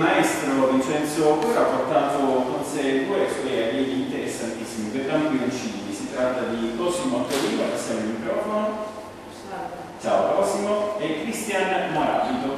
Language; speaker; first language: Italian; native; Italian